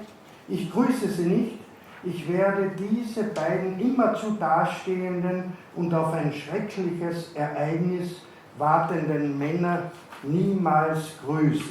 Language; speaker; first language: German; native; German